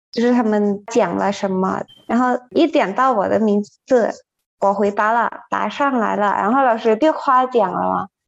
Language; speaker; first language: Chinese; non-native, fluent; Thai